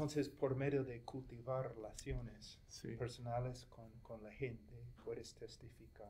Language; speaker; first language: Spanish; non-native, fluent; English